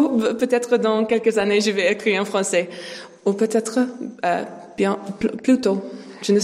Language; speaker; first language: French; non-native, learner; English